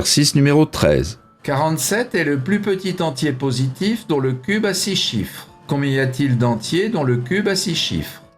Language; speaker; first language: French; native; French